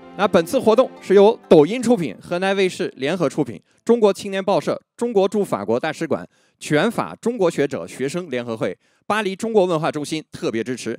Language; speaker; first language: Chinese; non-native, fluent; French